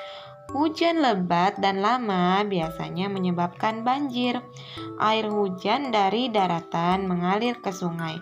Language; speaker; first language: Indonesian; native; Indonesian